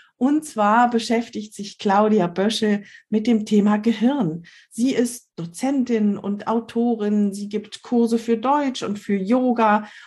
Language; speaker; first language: German; native; German